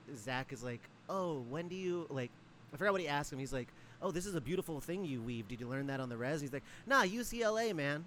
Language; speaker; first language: English; native; English